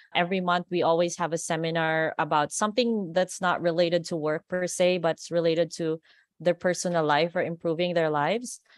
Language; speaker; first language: English; non-native, local second language; Filipino